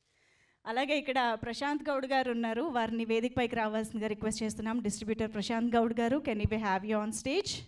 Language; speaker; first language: Telugu; native; Telugu